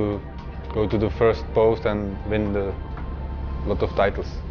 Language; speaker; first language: English; non-native, learner; Czech